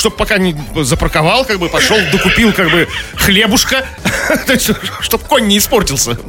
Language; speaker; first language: Russian; native; Russian